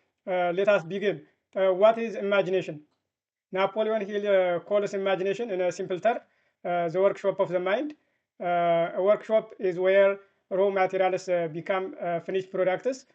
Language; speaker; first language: English; non-native, fluent; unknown